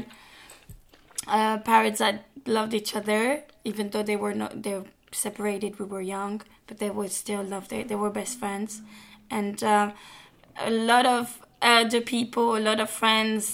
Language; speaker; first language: English; non-native, fluent; French